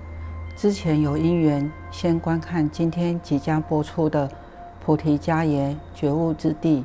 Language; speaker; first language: Chinese; native; Chinese